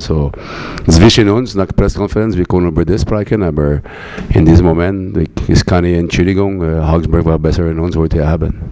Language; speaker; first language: German; non-native, learner; French